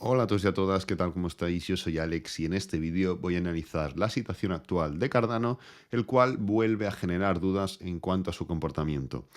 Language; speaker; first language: Spanish; native; Spanish